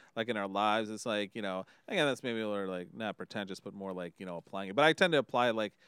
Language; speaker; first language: English; early bilingual, other home language; Hindi